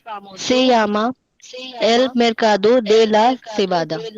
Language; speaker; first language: Spanish; non-native, learner; Hindi